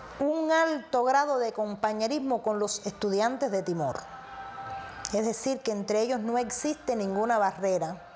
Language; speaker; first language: Spanish; native; Spanish